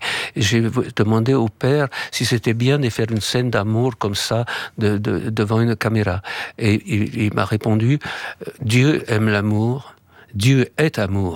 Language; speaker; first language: French; native; French